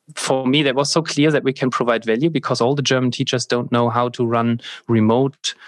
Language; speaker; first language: English; non-native, fluent; German